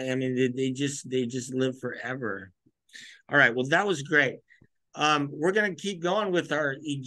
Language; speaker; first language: English; native; English